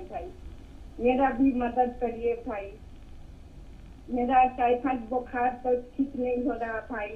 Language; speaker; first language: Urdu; non-native, local second language; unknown